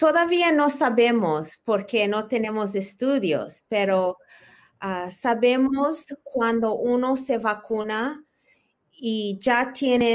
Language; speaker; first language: Spanish; early bilingual, heritage; Spanish